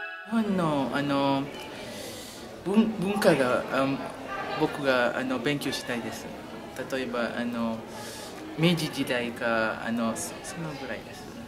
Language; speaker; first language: Japanese; non-native, learner; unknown